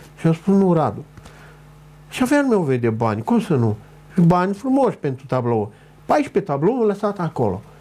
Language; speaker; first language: Romanian; non-native, local second language; Ukrainian